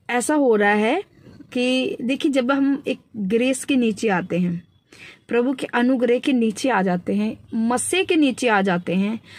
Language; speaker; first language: Hindi; non-native, local second language; Punjabi